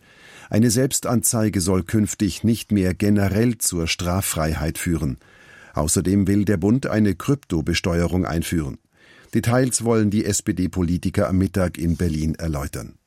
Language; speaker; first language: German; native; German